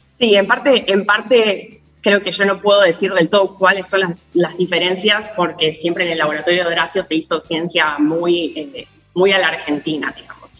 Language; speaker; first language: Spanish; native; Spanish